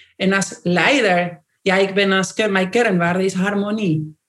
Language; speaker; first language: Dutch; non-native, fluent; Spanish